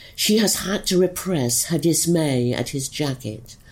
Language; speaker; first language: English; native; English